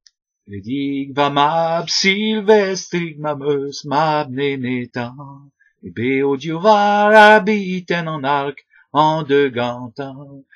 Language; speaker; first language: French; native; French